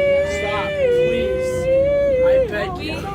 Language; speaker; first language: English; native; English